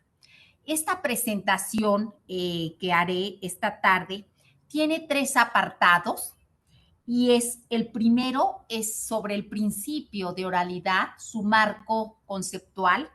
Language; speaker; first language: Spanish; native; Spanish